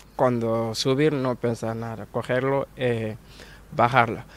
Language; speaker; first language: Spanish; non-native, learner; Wolof